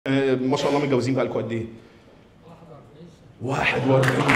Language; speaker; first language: Arabic; native; Arabic